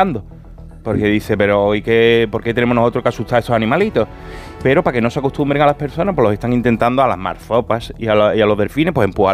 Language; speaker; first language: Spanish; native; Spanish